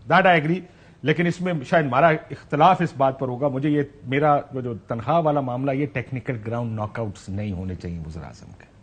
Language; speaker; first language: Urdu; native; Urdu